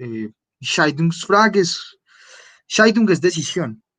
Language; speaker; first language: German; non-native, fluent; Spanish